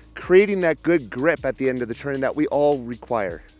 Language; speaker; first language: English; native; English